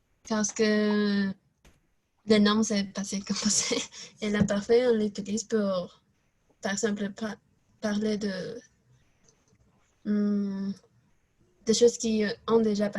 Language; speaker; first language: French; non-native, learner; Spanish